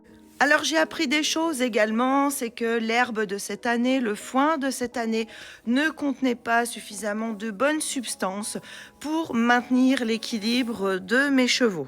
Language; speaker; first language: French; native; French